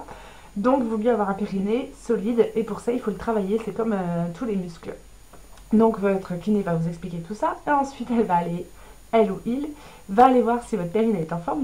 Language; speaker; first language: French; native; French